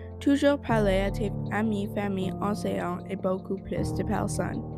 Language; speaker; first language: French; non-native, learner; English